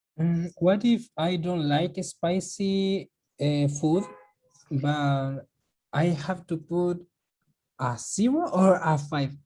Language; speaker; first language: English; non-native, learner; Spanish